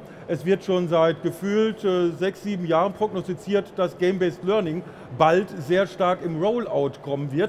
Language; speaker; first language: German; native; German